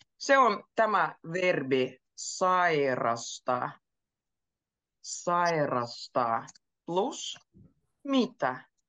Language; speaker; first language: Finnish; native; Finnish